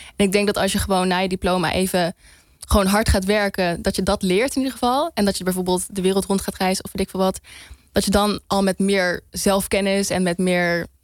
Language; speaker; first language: Dutch; native; Dutch